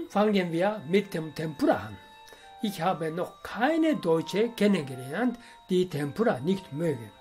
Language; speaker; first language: German; non-native, fluent; Japanese